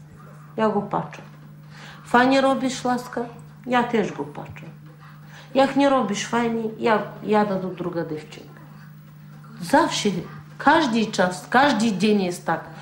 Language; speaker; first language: Polish; non-native, learner; Turkish